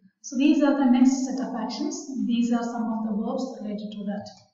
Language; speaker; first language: English; non-native, local second language; Tamil